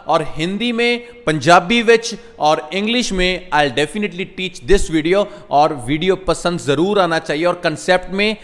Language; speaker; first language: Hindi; non-native, local second language; Punjabi